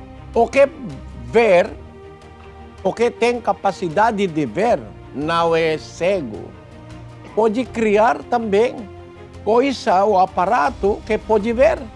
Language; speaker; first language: Portuguese; non-native, learner; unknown